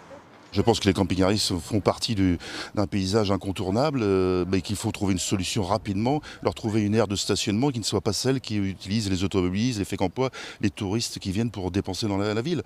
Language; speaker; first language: French; native; French